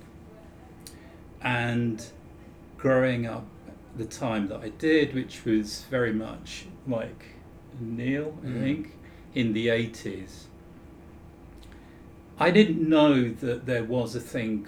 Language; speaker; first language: English; native; English